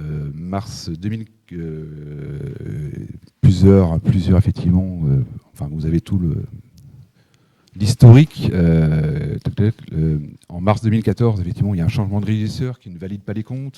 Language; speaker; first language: French; native; French